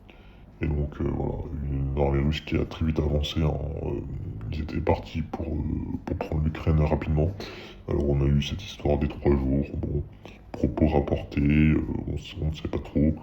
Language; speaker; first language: French; native; French